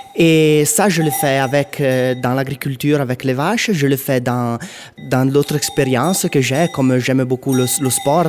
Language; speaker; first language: French; non-native, local second language; Italian